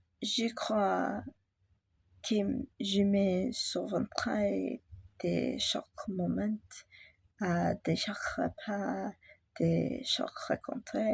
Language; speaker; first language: French; non-native, learner; English